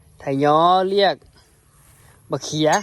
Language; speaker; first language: Thai; non-native, local second language; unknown